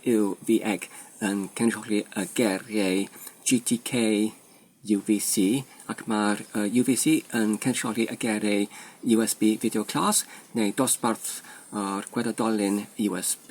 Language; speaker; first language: Welsh; non-native, fluent; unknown